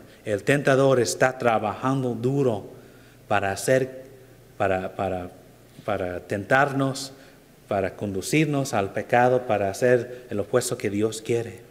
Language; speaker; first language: Spanish; non-native, fluent; English